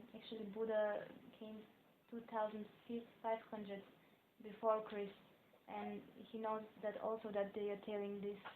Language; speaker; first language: English; non-native, fluent; Bulgarian